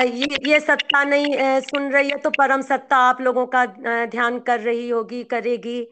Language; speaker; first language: Hindi; native; Hindi